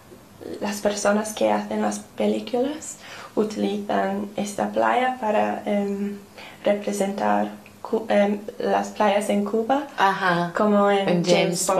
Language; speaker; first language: Spanish; non-native, learner; English